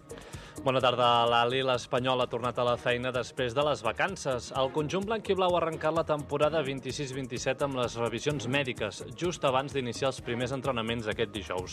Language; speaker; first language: Catalan; native; Catalan